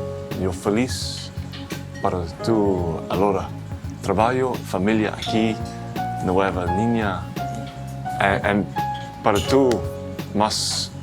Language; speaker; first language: Spanish; non-native, learner; English